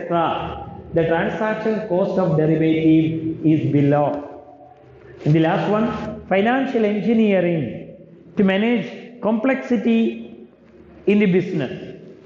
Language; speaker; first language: English; non-native, local second language; Malayalam